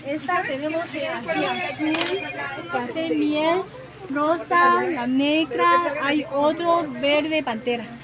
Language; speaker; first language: Spanish; non-native, learner; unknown